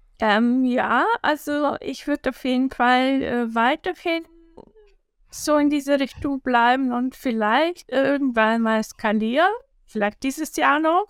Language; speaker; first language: German; non-native, fluent; Bulgarian